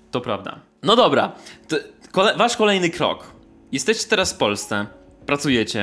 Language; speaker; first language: Polish; non-native, fluent; Russian